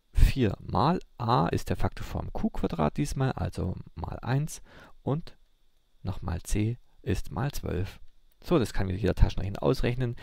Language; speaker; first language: German; native; German